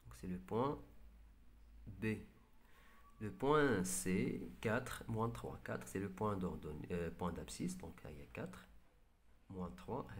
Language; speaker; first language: French; non-native, local second language; Arabic